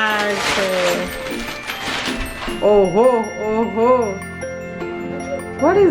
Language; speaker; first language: English; non-native, learner; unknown